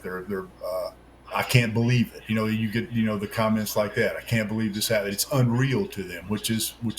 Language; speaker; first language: English; native; English